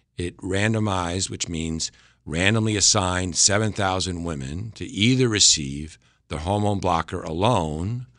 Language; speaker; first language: English; native; English